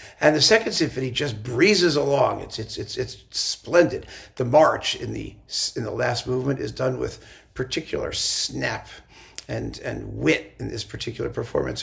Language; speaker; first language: English; native; English